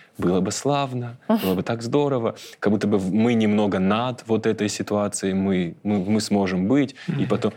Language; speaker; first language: Russian; native; Russian